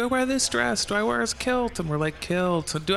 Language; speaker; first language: English; native; English